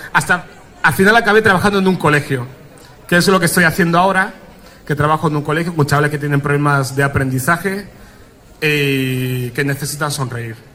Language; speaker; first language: Spanish; early bilingual, other home language; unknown